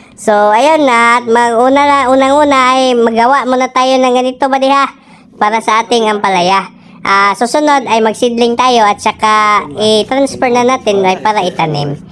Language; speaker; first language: Filipino; non-native, local second language; Cebuano